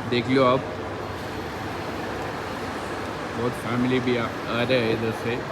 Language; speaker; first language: Hindi; non-native, local second language; Malayalam